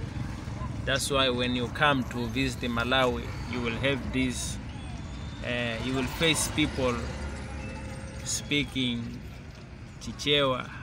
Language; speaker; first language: English; non-native, fluent; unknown